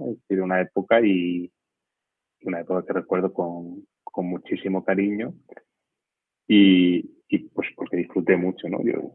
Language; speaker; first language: Spanish; native; Spanish